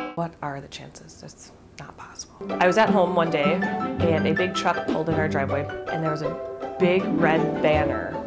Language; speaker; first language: English; native; English